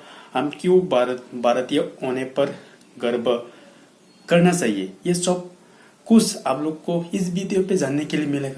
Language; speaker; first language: Hindi; non-native, local second language; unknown